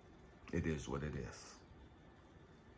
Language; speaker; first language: English; native; English